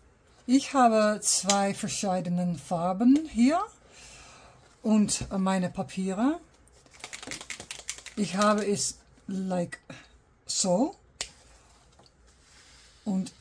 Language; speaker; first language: German; non-native, learner; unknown